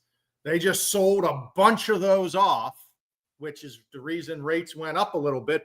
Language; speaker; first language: English; native; English